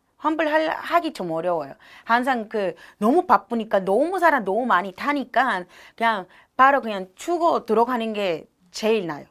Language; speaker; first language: Korean; non-native, fluent; Spanish